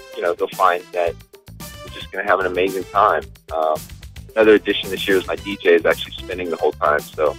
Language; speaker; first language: English; native; English